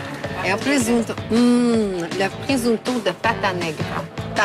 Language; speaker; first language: Portuguese; non-native, learner; French